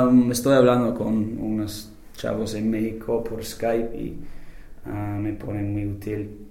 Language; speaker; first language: Spanish; non-native, fluent; English